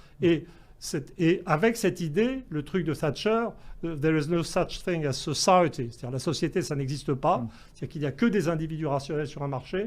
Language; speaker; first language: French; native; French